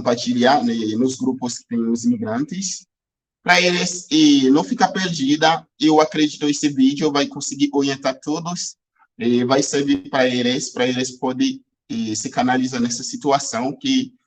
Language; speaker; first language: Portuguese; non-native, fluent; Haitian Creole